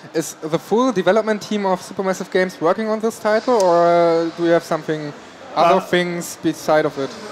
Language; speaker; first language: English; non-native, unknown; German